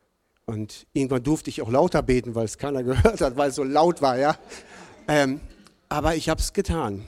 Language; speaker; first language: German; native; German